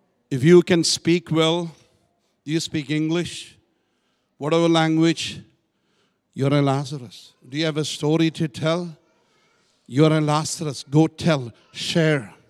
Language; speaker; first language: English; non-native, local second language; Malayalam